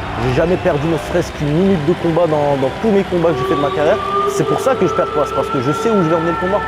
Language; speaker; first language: French; early bilingual, other home language; Chechen